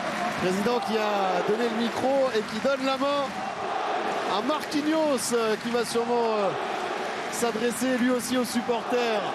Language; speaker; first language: French; native; French